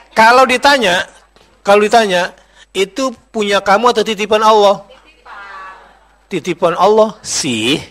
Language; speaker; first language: Indonesian; non-native, local second language; Madurese